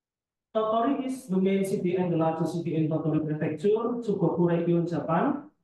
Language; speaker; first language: English; non-native, fluent; Indonesian